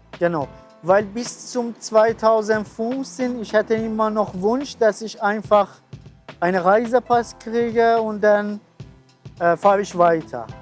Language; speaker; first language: German; non-native, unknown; Persian